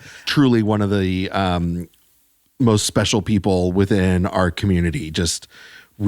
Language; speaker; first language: English; native; English